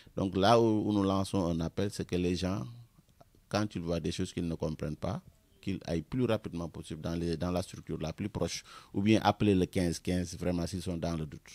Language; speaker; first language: French; non-native, local second language; Wolof